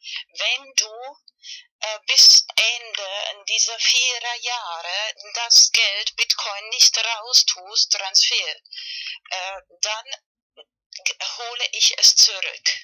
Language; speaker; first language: German; non-native, fluent; Spanish